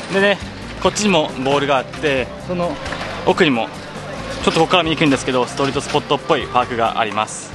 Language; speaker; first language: Japanese; native; Japanese